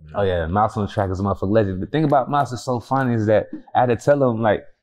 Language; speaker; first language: English; native; English